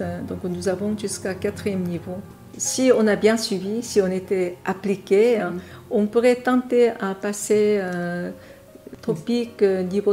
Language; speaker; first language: French; non-native, fluent; Korean